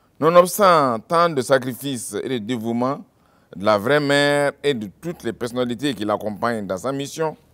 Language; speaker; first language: French; non-native, local second language; Mossi